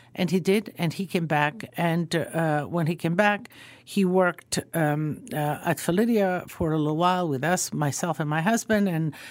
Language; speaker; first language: English; early bilingual, other home language; Croatian